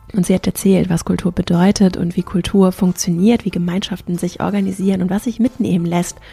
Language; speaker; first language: German; native; German